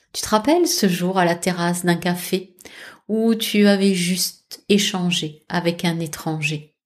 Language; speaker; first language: French; native; French